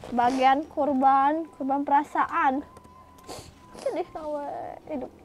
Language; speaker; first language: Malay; non-native, local second language; Sundanese